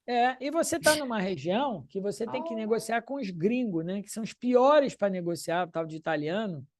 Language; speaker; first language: Portuguese; native; Portuguese